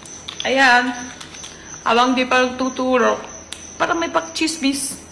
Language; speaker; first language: Filipino; non-native, learner; Chinese